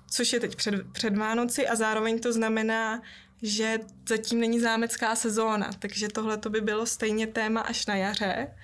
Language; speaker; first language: Czech; native; Czech